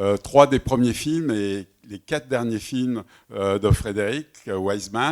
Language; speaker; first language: French; native; French